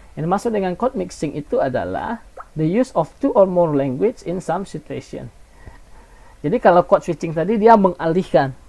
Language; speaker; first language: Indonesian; non-native, local second language; Minangkabau